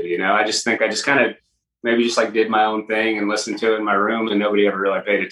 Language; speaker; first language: English; native; English